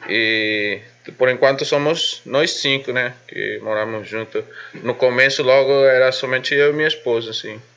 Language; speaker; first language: Portuguese; non-native, fluent; Spanish